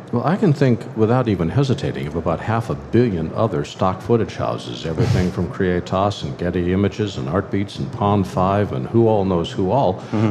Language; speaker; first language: English; native; English